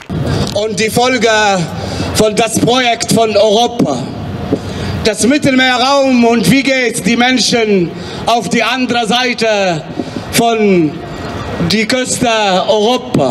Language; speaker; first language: German; non-native, fluent; Arabic